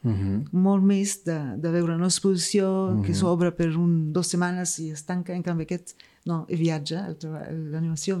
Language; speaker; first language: Catalan; non-native, fluent; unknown